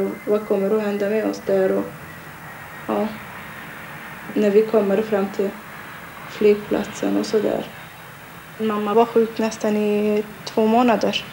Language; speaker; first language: Swedish; non-native, learner; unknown